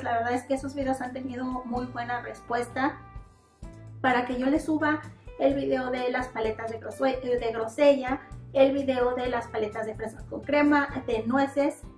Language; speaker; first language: Spanish; native; Spanish